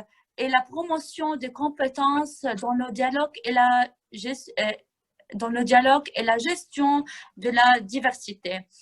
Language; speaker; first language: French; non-native, fluent; Arabic